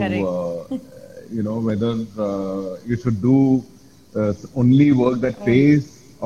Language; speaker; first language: English; non-native, local second language; Malayalam